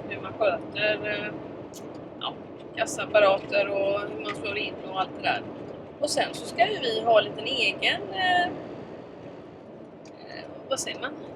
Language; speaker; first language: Swedish; native; Swedish